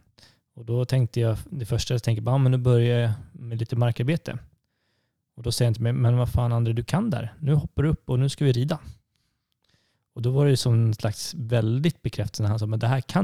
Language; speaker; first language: Swedish; native; Swedish